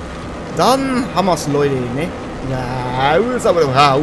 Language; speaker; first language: German; native; German